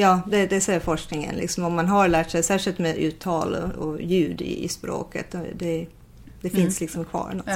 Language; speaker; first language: Swedish; non-native, fluent; English